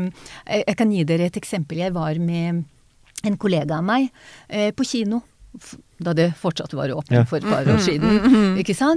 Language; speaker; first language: Norwegian; non-native, fluent; Hebrew